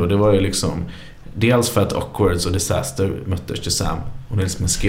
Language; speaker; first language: Swedish; native; Swedish